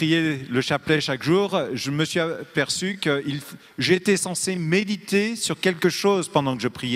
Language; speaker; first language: French; native; French